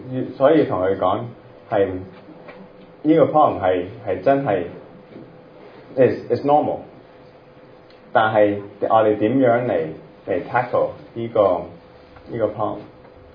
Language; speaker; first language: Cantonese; early bilingual, other home language; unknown